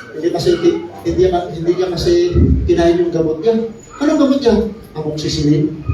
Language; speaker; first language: Filipino; non-native, local second language; Iloko